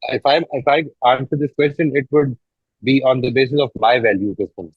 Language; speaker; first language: English; non-native, local second language; Urdu